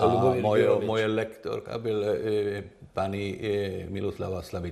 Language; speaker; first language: Czech; non-native, learner; Swedish